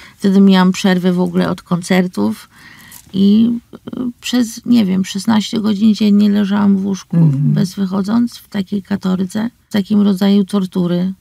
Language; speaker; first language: Polish; early bilingual, heritage; English